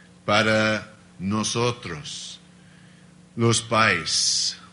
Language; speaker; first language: Spanish; non-native, learner; Portuguese